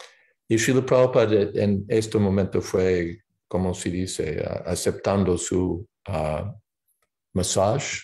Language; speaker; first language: Spanish; non-native, fluent; English